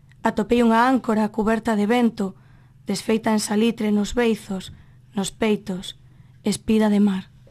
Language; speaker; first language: Galician; native; Galician